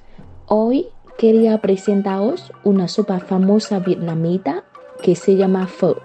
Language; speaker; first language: Spanish; non-native, fluent; Vietnamese